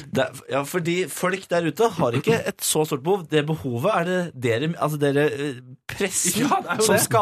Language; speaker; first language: Norwegian; native; Norwegian